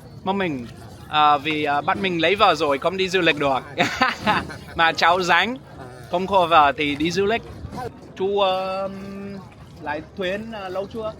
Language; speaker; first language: Vietnamese; non-native, learner; English